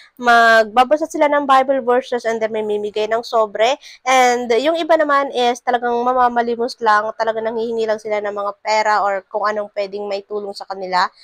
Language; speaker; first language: Filipino; non-native, local second language; Bikol